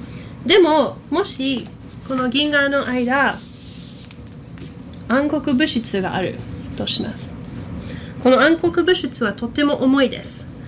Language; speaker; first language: Japanese; non-native, fluent; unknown